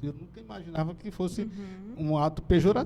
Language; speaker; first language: Portuguese; native; Portuguese